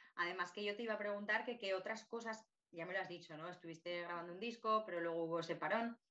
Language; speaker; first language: Spanish; native; Spanish